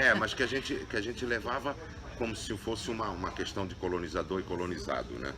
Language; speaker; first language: Portuguese; native; Portuguese